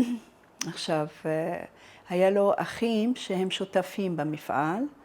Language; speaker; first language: Hebrew; non-native, fluent; Arabic